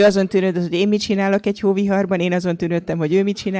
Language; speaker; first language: Hungarian; native; Hungarian